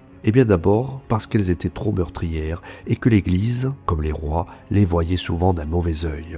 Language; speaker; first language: French; native; French